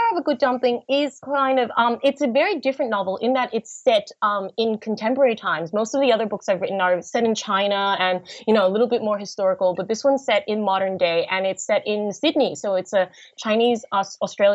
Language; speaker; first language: English; native; English